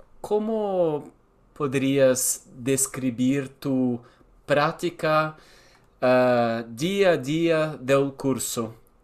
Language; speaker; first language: Spanish; non-native, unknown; Portuguese